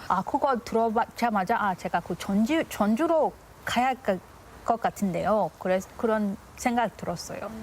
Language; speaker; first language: Korean; non-native, learner; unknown